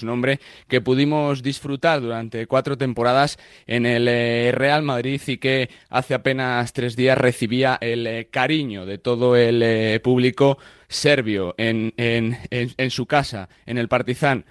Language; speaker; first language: Spanish; native; Spanish